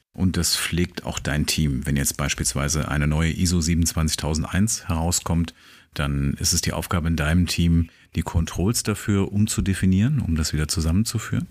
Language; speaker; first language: German; native; German